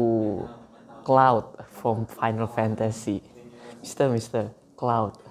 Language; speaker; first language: English; non-native, learner; Indonesian